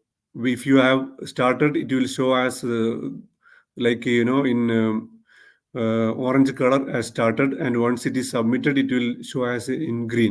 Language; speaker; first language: English; non-native, local second language; Malayalam